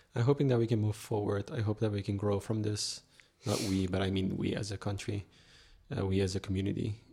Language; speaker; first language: English; non-native, fluent; Papiamento